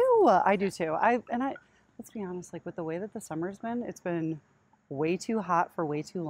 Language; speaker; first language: English; native; English